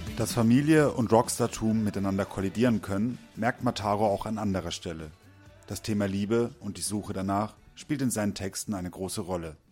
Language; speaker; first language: German; native; German